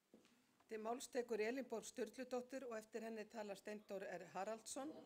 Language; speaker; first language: Icelandic; native; Icelandic